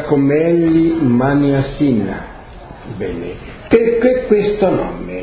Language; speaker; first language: Italian; early bilingual, heritage; Portuguese